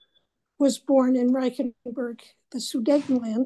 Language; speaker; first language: English; native; English